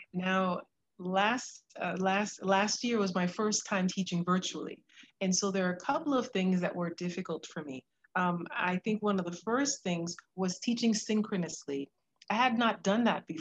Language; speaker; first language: English; native; English